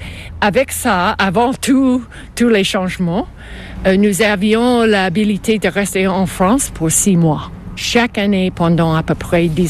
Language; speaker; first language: French; non-native, local second language; English